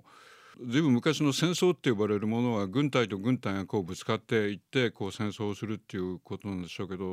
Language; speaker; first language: Japanese; native; Japanese